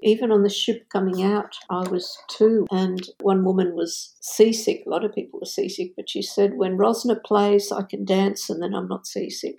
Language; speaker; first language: English; native; English